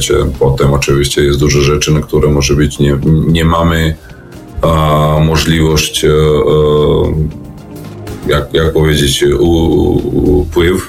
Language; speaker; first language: Polish; non-native, learner; Serbian